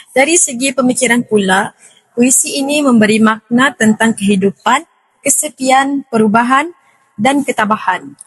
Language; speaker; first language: Malay; native; Malay